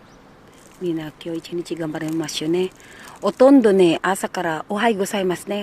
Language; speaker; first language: Japanese; non-native, learner; Filipino